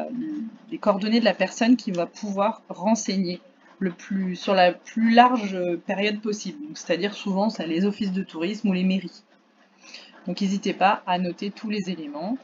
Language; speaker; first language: French; native; French